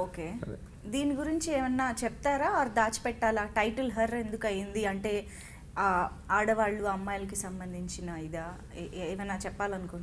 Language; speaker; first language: Telugu; native; Telugu